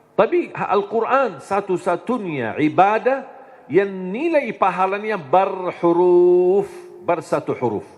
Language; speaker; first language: Indonesian; non-native, fluent; Arabic